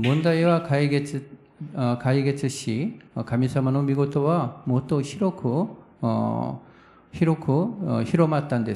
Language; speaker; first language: Japanese; non-native, fluent; Korean